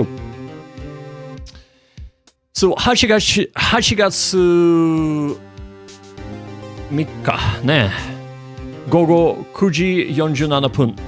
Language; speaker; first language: Japanese; non-native, learner; English